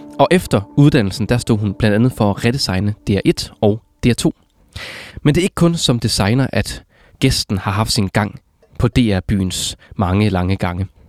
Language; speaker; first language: Danish; native; Danish